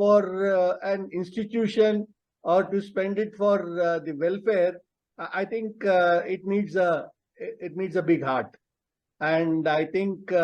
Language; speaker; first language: English; non-native, local second language; Telugu